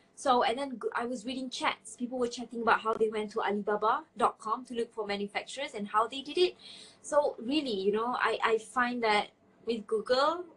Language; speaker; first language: English; non-native, local second language; Malay